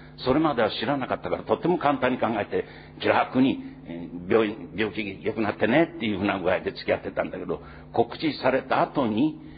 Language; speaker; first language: Japanese; native; Japanese